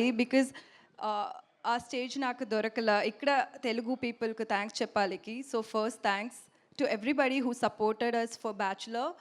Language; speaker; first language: Telugu; non-native, learner; Tamil